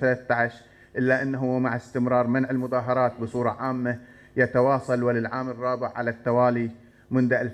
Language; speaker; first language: Arabic; native; Arabic